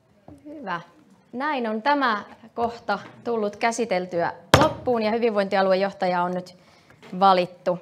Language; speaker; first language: Finnish; native; Finnish